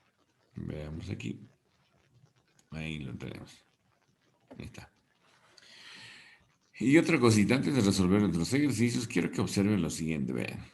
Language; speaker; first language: Spanish; native; Spanish